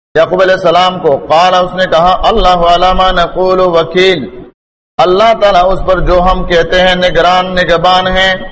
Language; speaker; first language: Urdu; non-native, local second language; Pashto